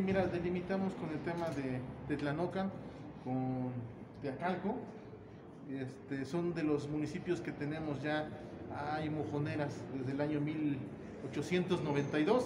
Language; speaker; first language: Spanish; native; Spanish